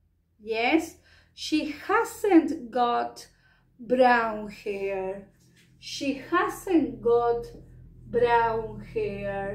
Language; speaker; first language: English; non-native, fluent; Spanish